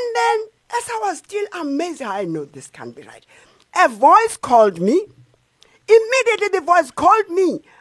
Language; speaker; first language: English; non-native, local second language; Xhosa